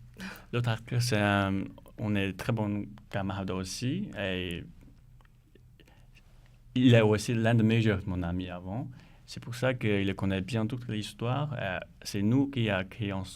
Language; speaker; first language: French; non-native, learner; Chinese